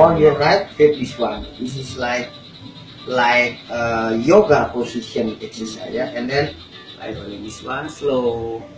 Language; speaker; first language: English; non-native, learner; Indonesian